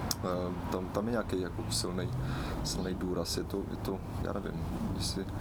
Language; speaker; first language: Czech; native; Czech